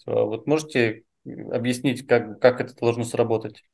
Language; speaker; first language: Russian; native; Russian